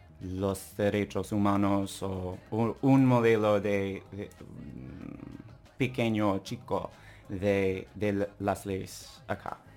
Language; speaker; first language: Spanish; non-native, learner; English